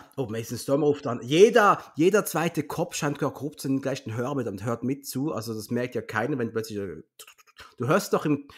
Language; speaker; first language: German; native; German